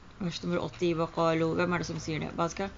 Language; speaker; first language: Norwegian; early bilingual, other home language; Urdu